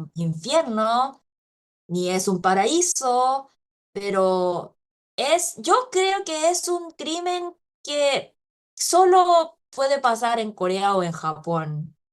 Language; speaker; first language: Spanish; non-native, fluent; Korean